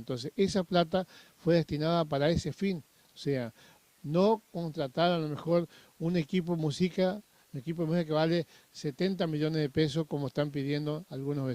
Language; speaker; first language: Spanish; native; Spanish